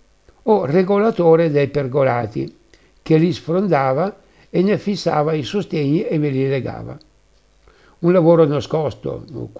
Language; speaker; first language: Italian; native; Italian